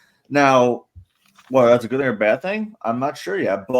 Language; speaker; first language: English; native; English